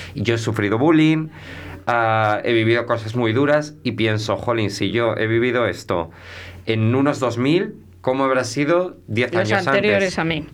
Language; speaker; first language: Spanish; native; Spanish